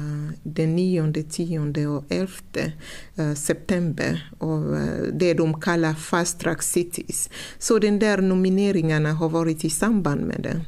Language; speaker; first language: Swedish; non-native, fluent; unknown